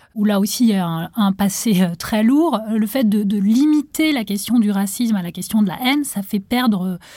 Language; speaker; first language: French; non-native, local second language; Arabic